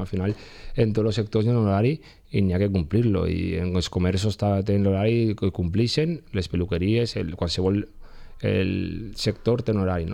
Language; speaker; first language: Catalan; native; Catalan